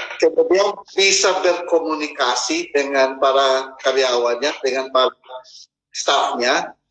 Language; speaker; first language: Indonesian; non-native, fluent; Filipino